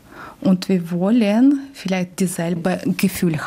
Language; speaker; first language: German; non-native, local second language; Ukrainian